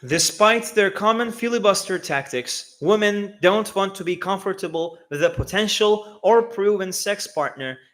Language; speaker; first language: English; non-native, fluent; Turkish